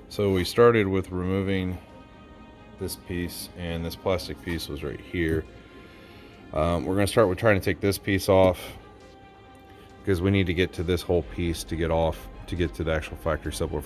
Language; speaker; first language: English; native; English